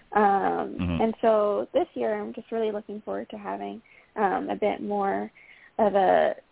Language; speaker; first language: English; native; English